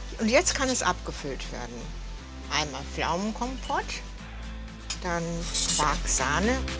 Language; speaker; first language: German; native; German